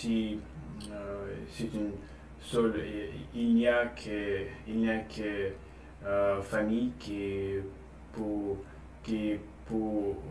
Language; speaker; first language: French; non-native, learner; Russian